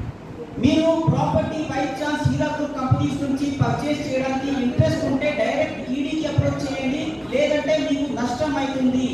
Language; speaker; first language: Telugu; non-native, local second language; Urdu